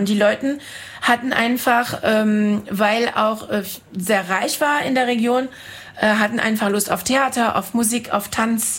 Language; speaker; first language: German; non-native, fluent; French